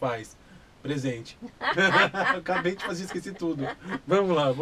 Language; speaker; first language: Portuguese; native; Portuguese